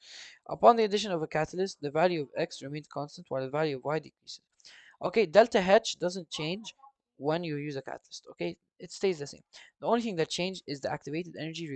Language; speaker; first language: English; non-native, fluent; Arabic